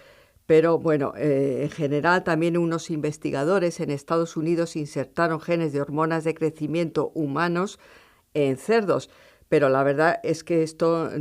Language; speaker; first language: Spanish; native; Spanish